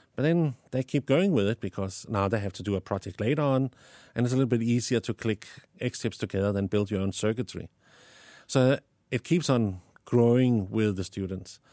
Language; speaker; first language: English; non-native, fluent; Danish